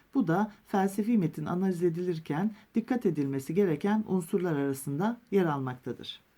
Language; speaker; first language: Turkish; native; Turkish